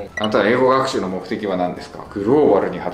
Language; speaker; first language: Japanese; native; Japanese